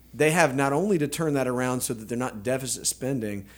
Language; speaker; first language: English; native; English